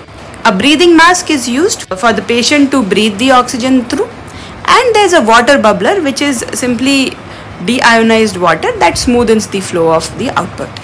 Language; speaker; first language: English; non-native, local second language; Hindi